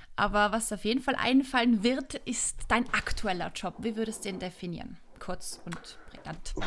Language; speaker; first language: German; native; German